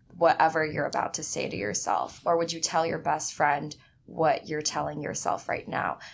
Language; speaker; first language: English; early bilingual, other home language; Chinese